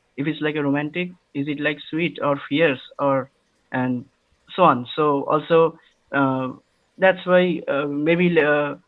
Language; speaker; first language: English; non-native, local second language; Bangla